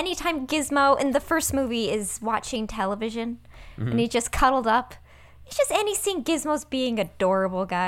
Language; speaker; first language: English; early bilingual, other home language; Persian